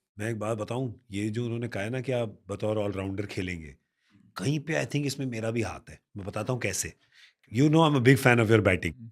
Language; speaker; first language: Hindi; native; Hindi